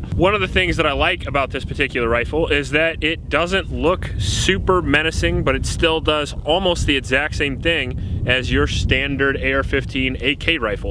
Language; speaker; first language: English; native; English